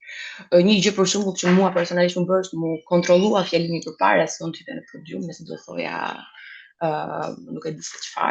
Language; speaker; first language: Albanian; native; Albanian